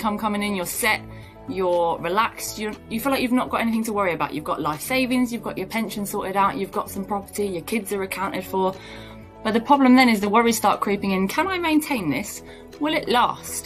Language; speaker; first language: English; native; English